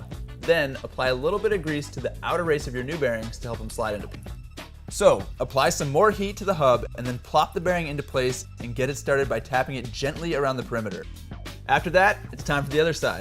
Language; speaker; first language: English; native; English